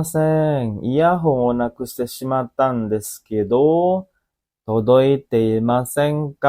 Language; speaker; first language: Japanese; non-native, fluent; Indonesian